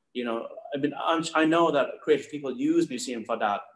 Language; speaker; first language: English; non-native, fluent; Thai